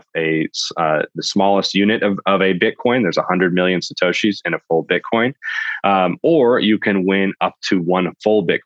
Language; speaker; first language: English; native; English